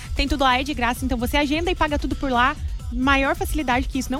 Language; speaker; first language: Portuguese; native; Portuguese